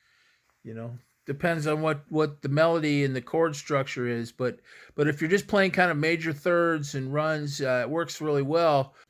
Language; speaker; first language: English; native; English